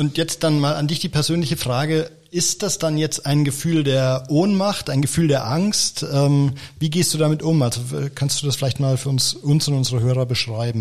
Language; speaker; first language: German; native; German